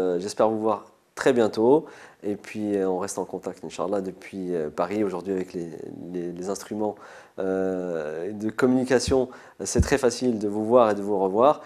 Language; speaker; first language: French; early bilingual, other home language; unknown